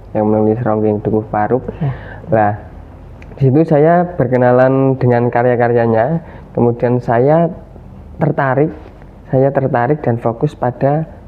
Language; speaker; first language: Indonesian; non-native, local second language; Javanese